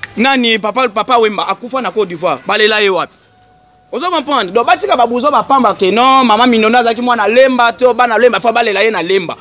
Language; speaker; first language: Lingala; native; Lingala